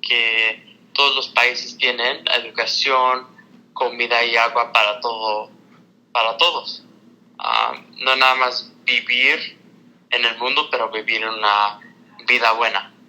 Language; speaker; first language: Spanish; early bilingual, heritage; Spanish